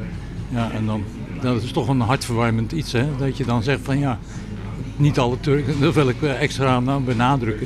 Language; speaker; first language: Dutch; native; Dutch